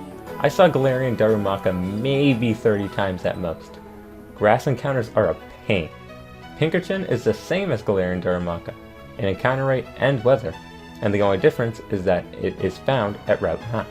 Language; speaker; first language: English; native; English